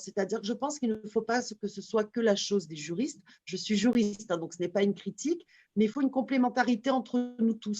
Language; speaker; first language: French; native; French